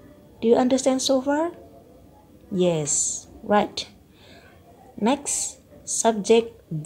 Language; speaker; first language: English; non-native, fluent; Indonesian